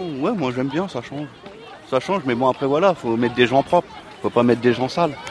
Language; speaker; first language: French; native; French